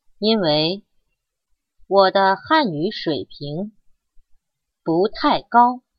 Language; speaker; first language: Chinese; non-native, learner; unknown